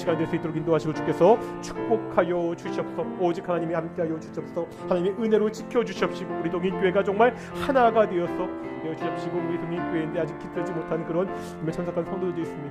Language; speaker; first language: Korean; native; Korean